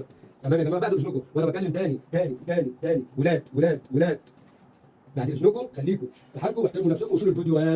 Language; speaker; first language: Arabic; native; Arabic